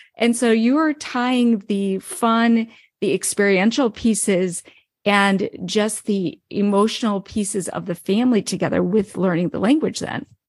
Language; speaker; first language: English; native; English